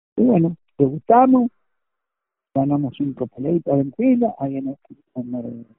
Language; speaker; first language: Spanish; native; Spanish